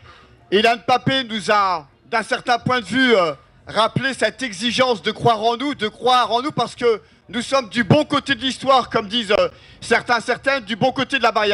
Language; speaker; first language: French; native; French